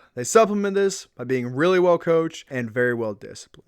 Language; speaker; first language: English; native; English